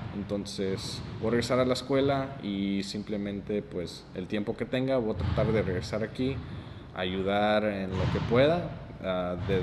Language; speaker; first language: Spanish; early bilingual, heritage; Spanish